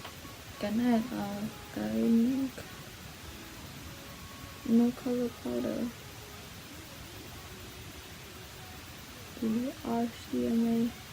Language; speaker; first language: Vietnamese; early bilingual, heritage; Vietnamese